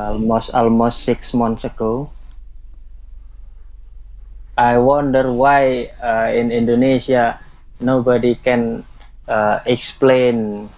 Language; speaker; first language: English; non-native, learner; Indonesian